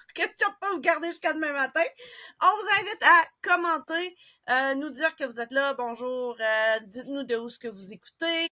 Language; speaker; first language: French; native; French